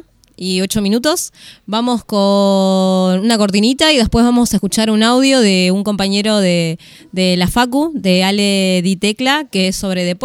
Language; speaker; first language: Spanish; native; Spanish